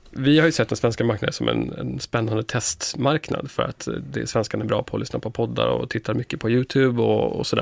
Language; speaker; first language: Swedish; native; Swedish